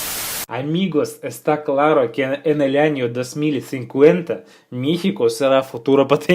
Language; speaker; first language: Spanish; non-native, fluent; Russian